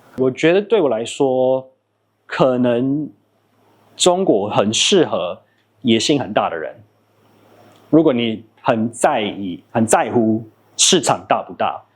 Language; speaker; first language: Chinese; non-native, fluent; English